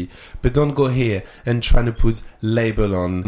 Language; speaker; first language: English; non-native, fluent; French